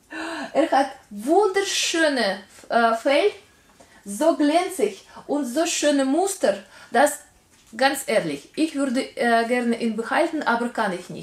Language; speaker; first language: German; non-native, learner; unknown